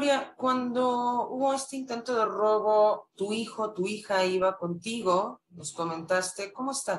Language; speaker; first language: Spanish; native; Spanish